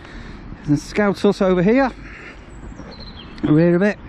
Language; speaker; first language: English; native; English